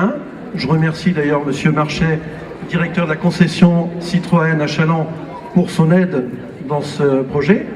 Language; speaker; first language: French; native; French